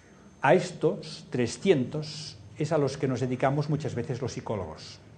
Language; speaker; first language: Spanish; native; Spanish